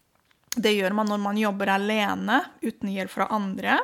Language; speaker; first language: Norwegian; non-native, fluent; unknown